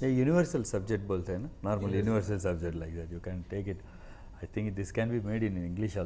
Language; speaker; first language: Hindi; non-native, local second language; Tamil